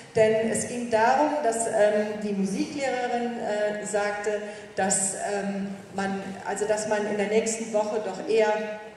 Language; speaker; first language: German; native; German